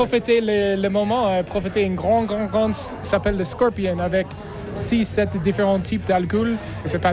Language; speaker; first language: French; non-native, fluent; English